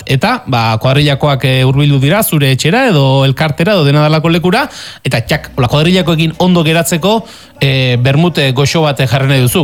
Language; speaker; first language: Basque; native; Basque